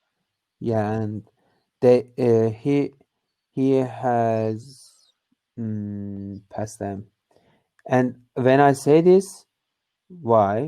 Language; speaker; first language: English; non-native, learner; Turkish